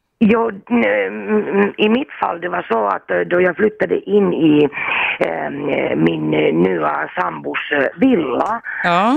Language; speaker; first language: Swedish; non-native, fluent; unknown